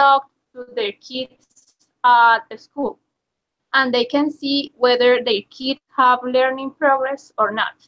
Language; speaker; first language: English; non-native, learner; Spanish